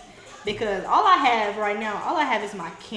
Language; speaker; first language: English; native; English